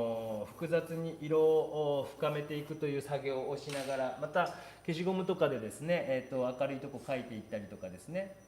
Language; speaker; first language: Japanese; native; Japanese